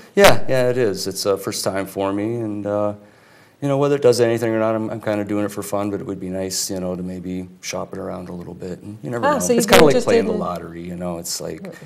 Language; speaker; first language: English; native; English